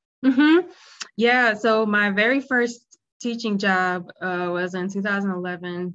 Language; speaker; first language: English; native; English